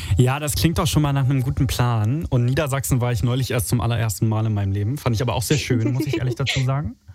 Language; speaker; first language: German; early bilingual, other home language; Italian